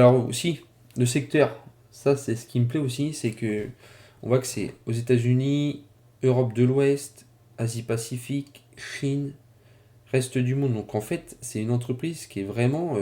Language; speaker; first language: French; native; French